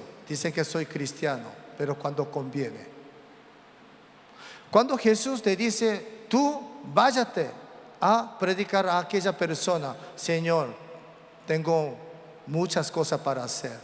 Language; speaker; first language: Spanish; non-native, learner; Korean